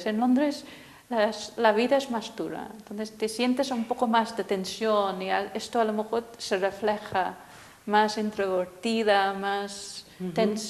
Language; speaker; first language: Spanish; non-native, fluent; English